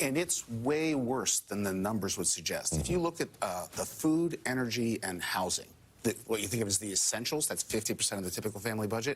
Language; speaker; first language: English; native; English